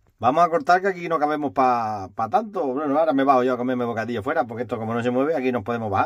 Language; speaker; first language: Spanish; native; Spanish